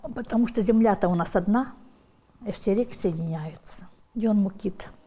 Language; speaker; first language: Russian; non-native, local second language; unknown